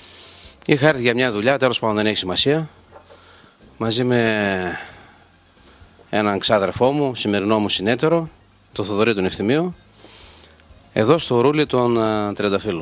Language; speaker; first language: Greek; native; Greek